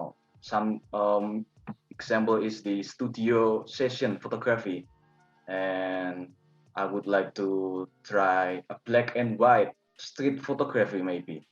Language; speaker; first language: English; non-native, learner; Indonesian